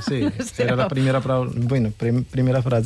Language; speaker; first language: Catalan; non-native, fluent; Punjabi